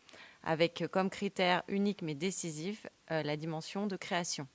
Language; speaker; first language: French; native; French